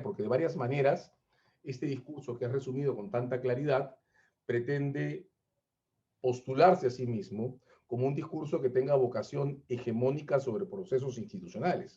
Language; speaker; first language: Spanish; native; Spanish